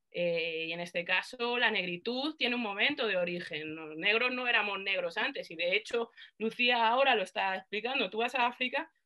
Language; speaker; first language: Spanish; native; Spanish